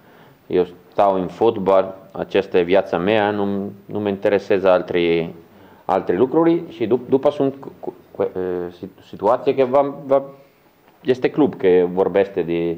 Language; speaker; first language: Romanian; non-native, learner; Italian